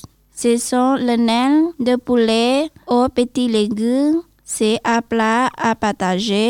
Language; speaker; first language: French; non-native, learner; Lao